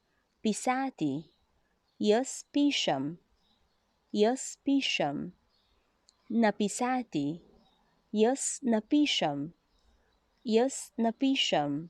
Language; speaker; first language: Slovenian; non-native, learner; Chinese